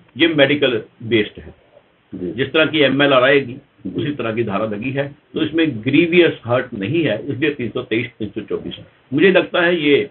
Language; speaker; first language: Hindi; non-native, local second language; Punjabi